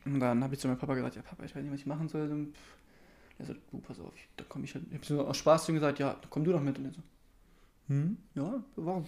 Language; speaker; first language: German; native; German